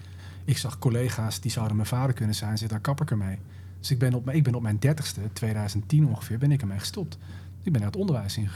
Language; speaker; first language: Dutch; native; Dutch